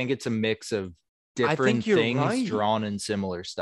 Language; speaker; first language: English; native; English